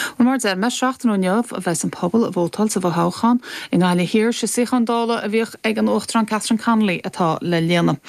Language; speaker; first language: Irish; native; Irish